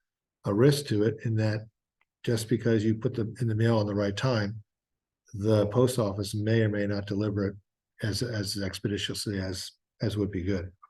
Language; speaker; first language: English; native; English